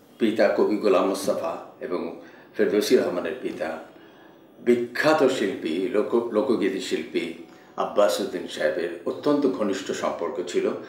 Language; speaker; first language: Bangla; native; Bangla